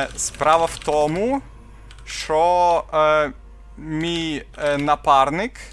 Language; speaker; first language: Ukrainian; non-native, local second language; Russian